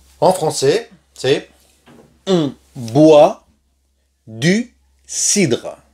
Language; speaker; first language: French; non-native, fluent; Spanish